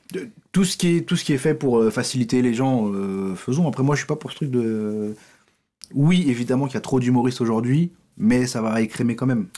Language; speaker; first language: French; native; French